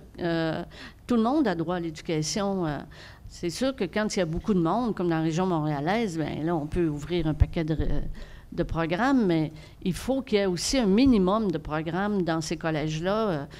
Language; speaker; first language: French; native; French